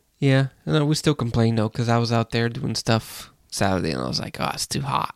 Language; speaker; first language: English; non-native, fluent; Portuguese